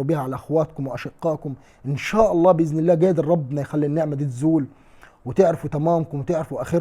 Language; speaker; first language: Arabic; native; Arabic